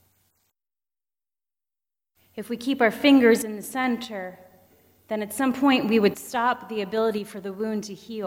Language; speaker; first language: English; native; English